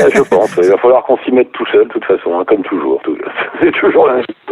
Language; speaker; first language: French; native; French